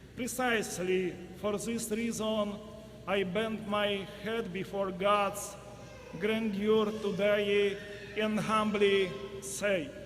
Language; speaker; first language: English; non-native, fluent; Ukrainian